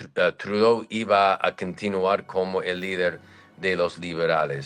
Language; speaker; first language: Spanish; non-native, fluent; English